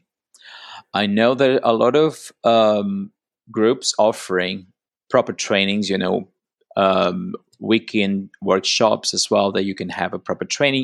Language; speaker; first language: English; non-native, fluent; Portuguese